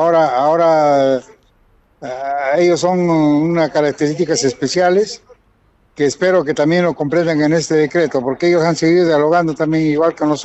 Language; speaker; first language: Spanish; native; Spanish